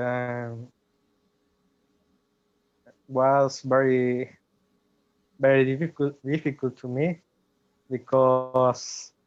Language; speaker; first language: English; non-native, learner; Spanish